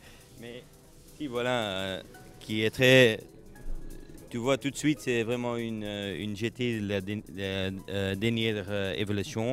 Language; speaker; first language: French; non-native, fluent; Dutch